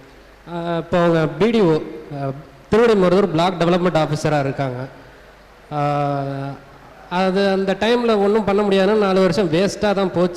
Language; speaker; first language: Tamil; native; Tamil